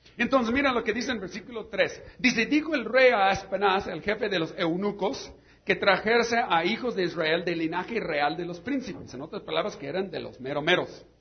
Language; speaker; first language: Spanish; non-native, fluent; English